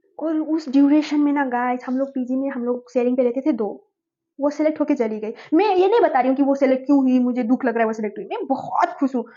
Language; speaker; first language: Hindi; non-native, local second language; Nepali